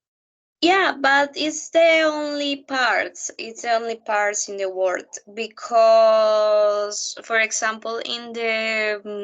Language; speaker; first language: English; non-native, learner; Spanish